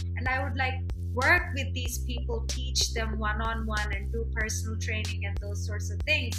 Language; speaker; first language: English; non-native, local second language; Telugu